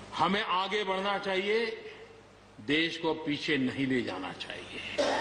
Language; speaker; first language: Hindi; non-native, local second language; Gujarati